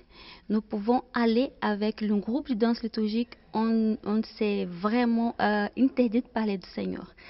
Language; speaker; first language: French; non-native, fluent; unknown